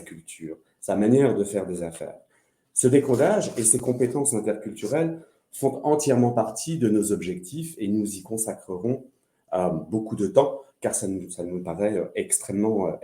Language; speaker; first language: French; native; French